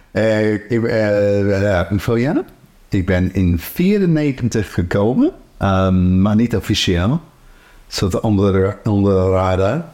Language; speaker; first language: Dutch; non-native, fluent; English